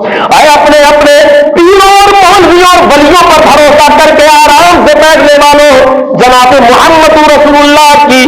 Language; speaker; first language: Urdu; native; Urdu